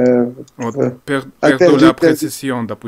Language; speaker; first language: Russian; native; Russian